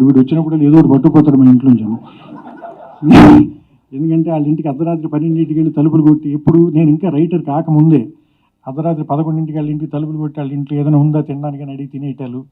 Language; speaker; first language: Telugu; native; Telugu